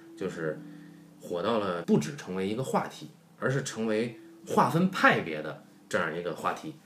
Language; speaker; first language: Chinese; native; Chinese